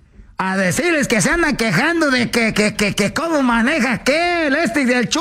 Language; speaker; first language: Spanish; native; Spanish